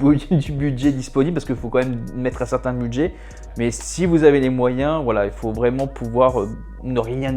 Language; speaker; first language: French; native; French